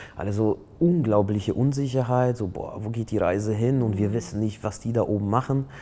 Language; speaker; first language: German; non-native, fluent; Polish